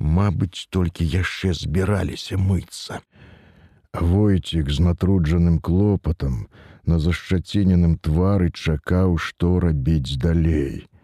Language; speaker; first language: Belarusian; native; Belarusian